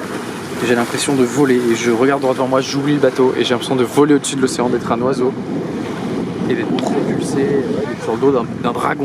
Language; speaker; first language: French; native; French